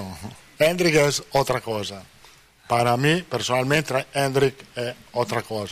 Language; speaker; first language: Portuguese; non-native, fluent; Italian